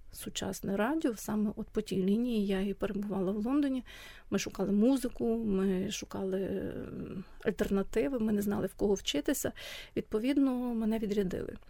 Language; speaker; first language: Ukrainian; native; Ukrainian